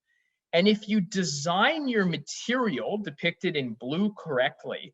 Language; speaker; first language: English; native; English